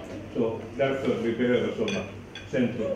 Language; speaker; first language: Swedish; non-native, local second language; Finnish